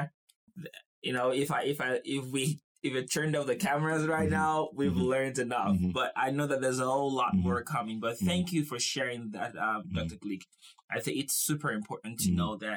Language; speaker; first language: English; non-native, local second language; Yoruba